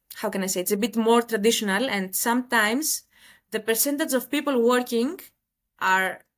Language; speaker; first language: English; non-native, fluent; Greek